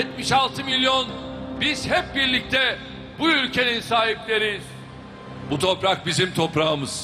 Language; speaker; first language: Turkish; native; Turkish